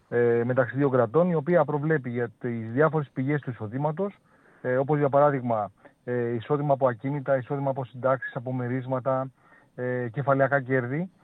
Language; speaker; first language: Greek; native; Greek